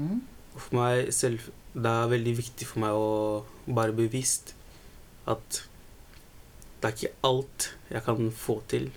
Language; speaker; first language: Norwegian; early bilingual, other home language; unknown